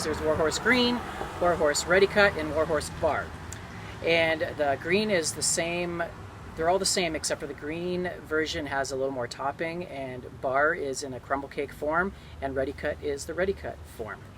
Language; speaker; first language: English; native; English